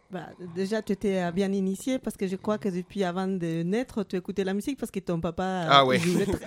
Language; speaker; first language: French; non-native, fluent; Spanish